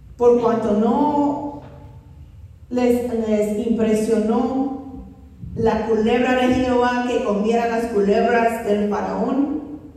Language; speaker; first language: Spanish; non-native, fluent; English